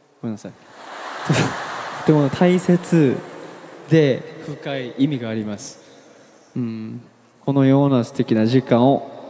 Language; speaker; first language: Japanese; non-native, learner; Korean